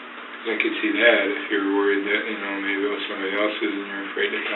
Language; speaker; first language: English; native; English